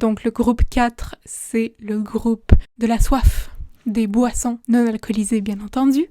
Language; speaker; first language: French; native; French